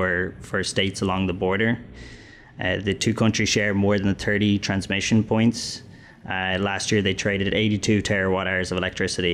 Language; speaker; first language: English; native; English